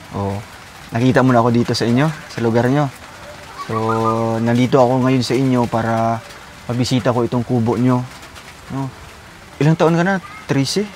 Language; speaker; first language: Filipino; non-native, local second language; Cebuano